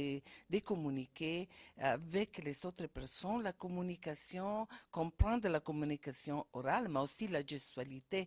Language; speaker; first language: French; non-native, fluent; Italian